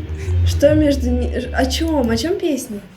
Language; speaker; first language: Russian; native; Russian